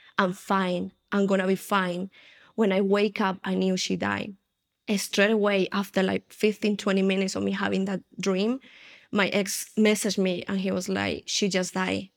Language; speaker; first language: English; non-native, fluent; Spanish